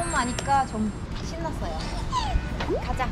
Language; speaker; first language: Korean; non-native, learner; Turkish